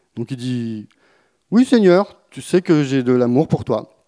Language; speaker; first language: French; native; French